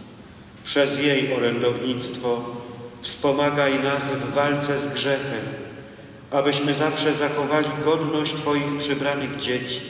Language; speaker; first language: Polish; native; Polish